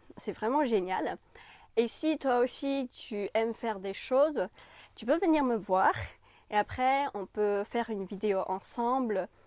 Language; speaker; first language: French; non-native, fluent; Chinese